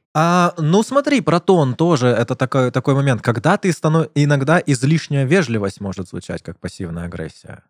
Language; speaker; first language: Russian; native; Russian